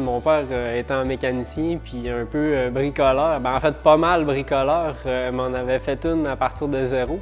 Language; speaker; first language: French; native; French